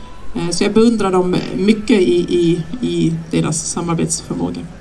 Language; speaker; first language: Swedish; native; Swedish